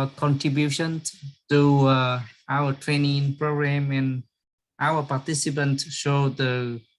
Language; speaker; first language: English; non-native, learner; Vietnamese